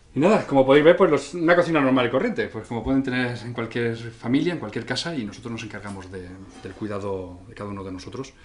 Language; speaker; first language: Spanish; native; Spanish